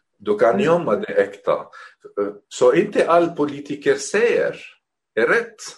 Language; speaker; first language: Swedish; non-native, fluent; Arabic